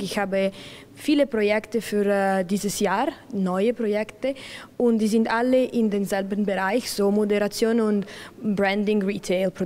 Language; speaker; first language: German; non-native, local second language; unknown